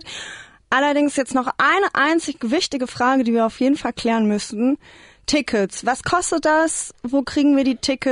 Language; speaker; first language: German; native; German